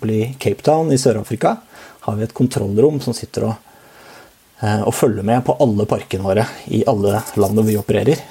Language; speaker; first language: Norwegian; native; Norwegian